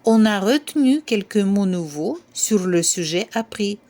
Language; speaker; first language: French; non-native, fluent; Ukrainian